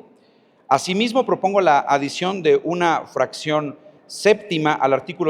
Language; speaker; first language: Spanish; native; Spanish